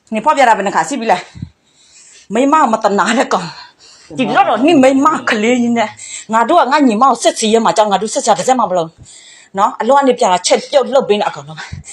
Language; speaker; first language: Burmese; non-native, local second language; Karen languages